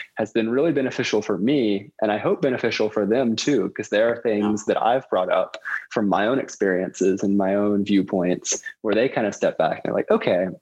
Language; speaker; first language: English; native; English